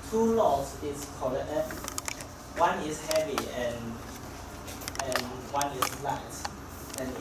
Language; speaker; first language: English; non-native, learner; Chinese